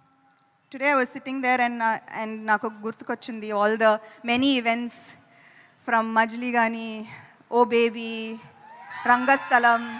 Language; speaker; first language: Telugu; non-native, fluent; Tamil